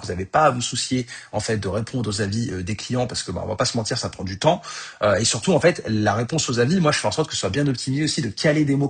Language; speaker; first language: French; native; French